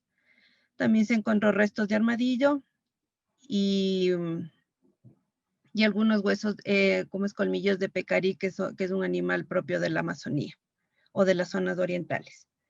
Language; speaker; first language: Spanish; native; Spanish